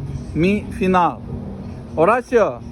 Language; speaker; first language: Spanish; non-native, learner; Azerbaijani